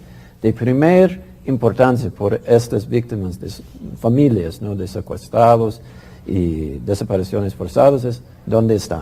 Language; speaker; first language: Spanish; non-native, fluent; English